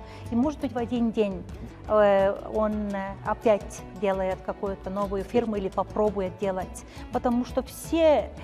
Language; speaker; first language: Russian; non-native, fluent; Estonian